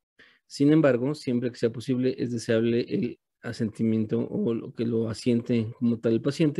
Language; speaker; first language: Spanish; native; Spanish